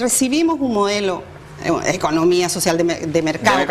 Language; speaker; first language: Spanish; native; Spanish